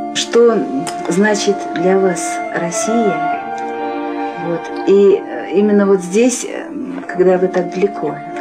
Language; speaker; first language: Russian; native; Russian